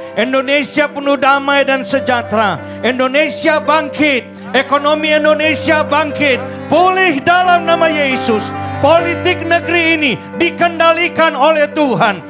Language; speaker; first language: Indonesian; native; Indonesian